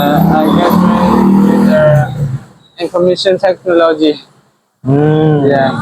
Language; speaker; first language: English; non-native, learner; Burmese